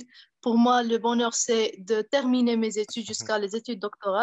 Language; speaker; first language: French; non-native, fluent; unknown